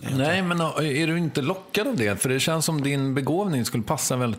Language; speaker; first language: Swedish; native; Swedish